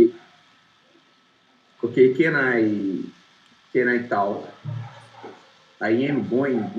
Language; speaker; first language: English; non-native, learner; Portuguese